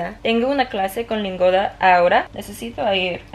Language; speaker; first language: Spanish; non-native, learner; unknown